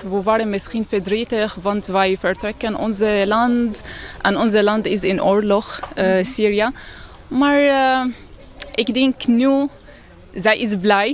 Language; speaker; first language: Dutch; non-native, learner; Arabic